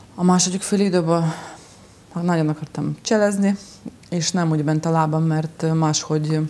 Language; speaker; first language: Hungarian; non-native, fluent; Russian